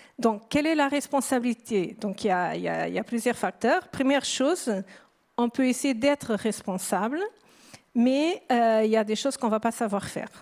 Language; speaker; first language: French; non-native, fluent; Portuguese